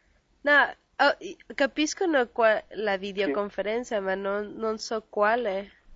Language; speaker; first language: Italian; non-native, learner; Spanish